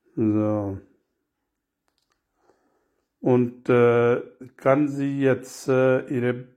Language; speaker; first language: German; non-native, learner; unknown